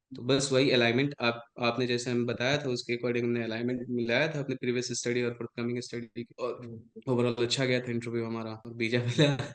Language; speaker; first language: Hindi; native; Hindi